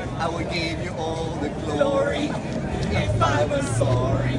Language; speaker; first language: English; non-native, learner; Spanish